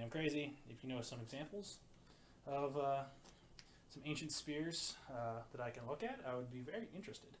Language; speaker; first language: English; native; English